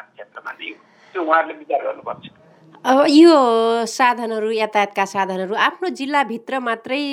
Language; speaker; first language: Nepali; native; Nepali